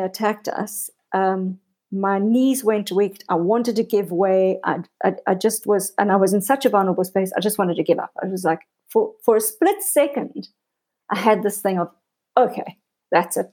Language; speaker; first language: English; native; English